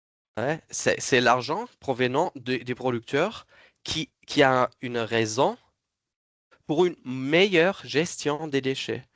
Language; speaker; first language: French; non-native, fluent; German